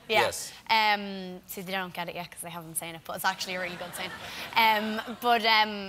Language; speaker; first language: English; native; English